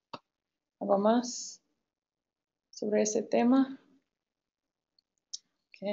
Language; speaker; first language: Spanish; non-native, fluent; English